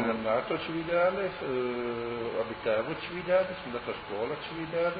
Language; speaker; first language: Italian; early bilingual, heritage; Italian